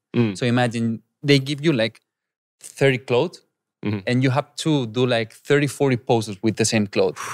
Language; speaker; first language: English; non-native, fluent; Spanish